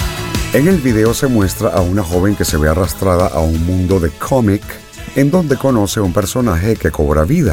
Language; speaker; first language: Spanish; native; Spanish